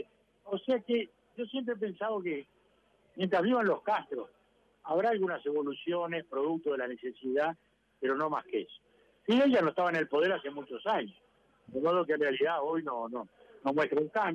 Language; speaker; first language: Spanish; native; Spanish